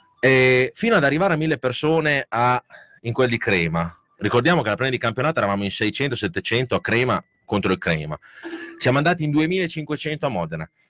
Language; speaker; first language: Italian; non-native, fluent; Spanish